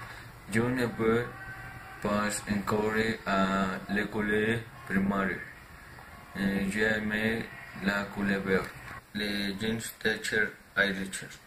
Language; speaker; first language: French; non-native, learner; Spanish